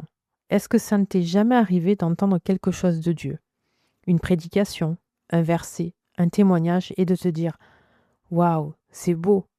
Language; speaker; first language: French; native; French